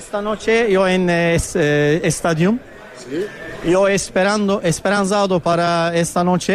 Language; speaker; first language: Spanish; non-native, learner; Turkish